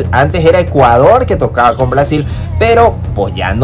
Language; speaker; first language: Spanish; native; Spanish